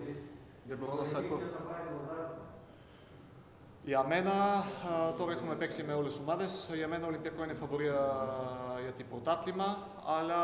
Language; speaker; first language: Greek; non-native, learner; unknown